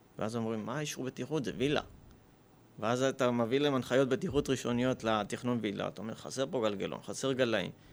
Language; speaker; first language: Hebrew; early bilingual, other home language; Russian